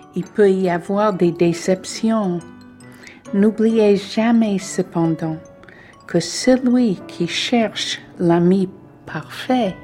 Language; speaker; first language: French; non-native, fluent; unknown